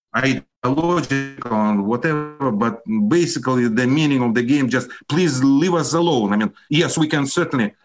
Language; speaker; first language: English; non-native, fluent; Russian